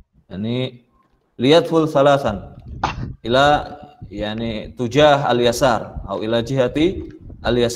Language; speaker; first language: Arabic; non-native, fluent; Indonesian